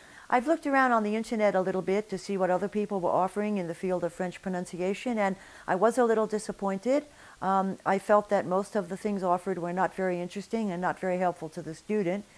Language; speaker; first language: English; native; English